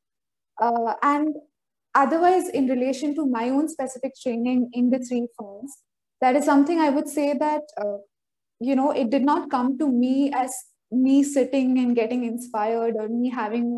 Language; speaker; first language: English; non-native, local second language; Malayalam